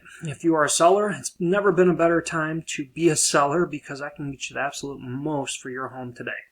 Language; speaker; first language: English; native; English